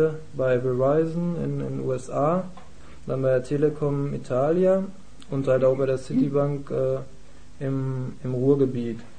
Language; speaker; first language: German; native; German